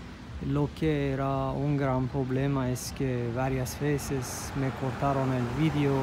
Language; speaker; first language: Spanish; non-native, fluent; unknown